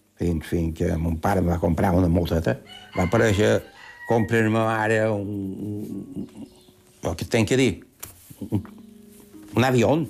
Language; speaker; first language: Catalan; native; Catalan